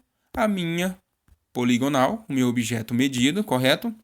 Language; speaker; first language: Portuguese; native; Portuguese